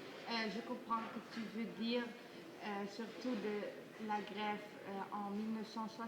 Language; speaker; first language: French; non-native, learner; Dutch